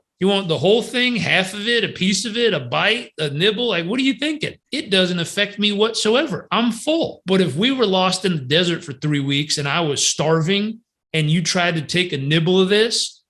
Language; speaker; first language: English; native; English